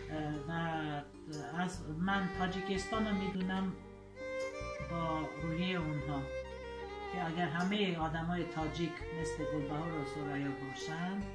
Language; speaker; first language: Persian; non-native, local second language; Armenian